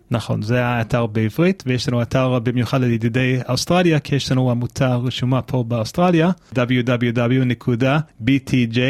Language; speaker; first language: Hebrew; non-native, fluent; English